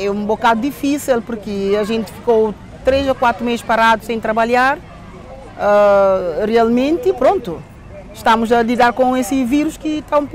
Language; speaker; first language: Portuguese; non-native, local second language; Kabuverdianu